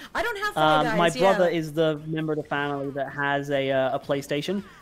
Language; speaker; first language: English; native; English